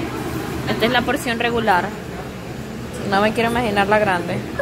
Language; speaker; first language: Spanish; native; Spanish